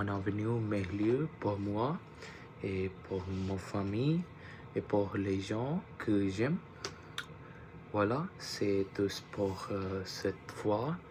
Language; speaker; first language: French; non-native, learner; Punjabi